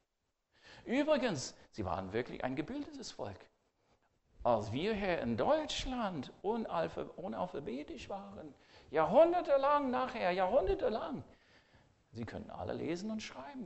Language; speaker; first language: German; non-native, fluent; English